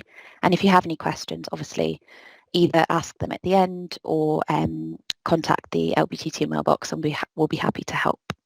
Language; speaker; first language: English; native; English